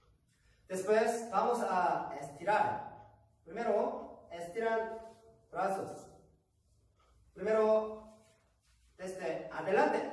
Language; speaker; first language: Spanish; non-native, learner; Korean